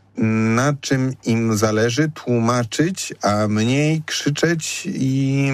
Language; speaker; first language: Polish; native; Polish